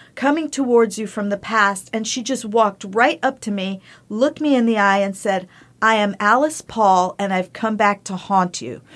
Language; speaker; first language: English; early bilingual, other home language; Spanish